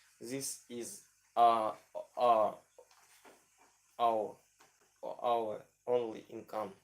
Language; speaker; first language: English; non-native, learner; Ukrainian